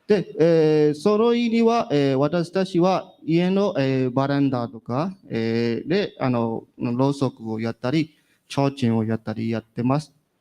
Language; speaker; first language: Japanese; non-native, learner; Burmese